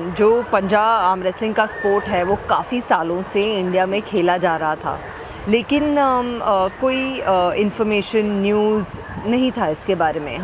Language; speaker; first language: Hindi; native; Hindi